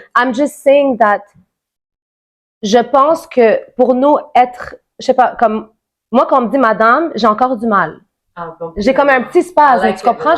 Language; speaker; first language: French; native; French